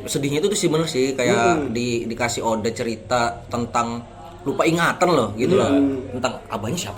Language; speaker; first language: Indonesian; native; Indonesian